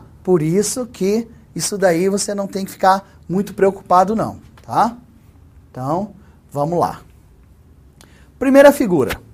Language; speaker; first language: Portuguese; native; Portuguese